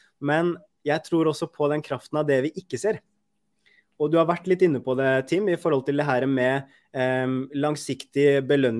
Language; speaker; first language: Norwegian; native; Norwegian